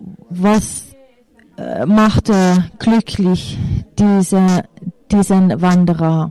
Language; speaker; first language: German; non-native, fluent; Finnish